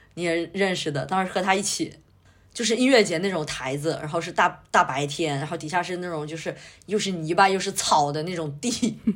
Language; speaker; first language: Chinese; native; Chinese